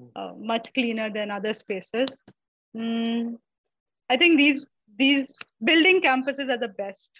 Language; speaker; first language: English; non-native, local second language; Malayalam